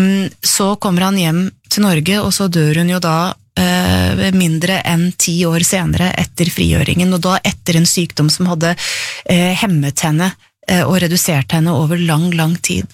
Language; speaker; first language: Norwegian; native; Norwegian